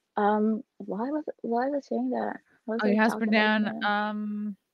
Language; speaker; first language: English; non-native, fluent; Portuguese